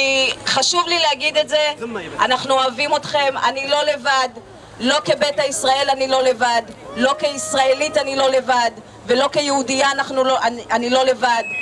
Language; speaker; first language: Hebrew; early bilingual, other home language; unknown